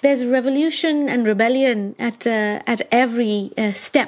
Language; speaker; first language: English; non-native, local second language; Bangla